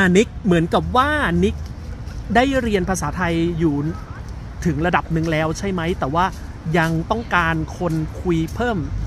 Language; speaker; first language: Thai; native; Thai